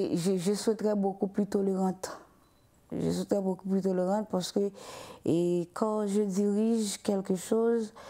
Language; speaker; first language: French; non-native, local second language; Haitian Creole